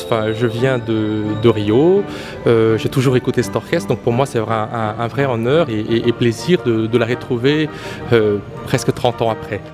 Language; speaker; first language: French; non-native, fluent; Portuguese